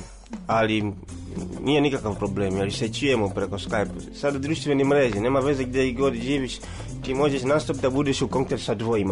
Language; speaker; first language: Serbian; non-native, learner; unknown